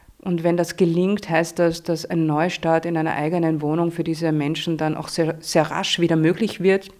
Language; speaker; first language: German; native; German